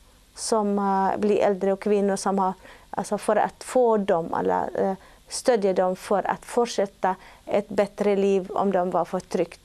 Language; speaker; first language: Swedish; non-native, fluent; Arabic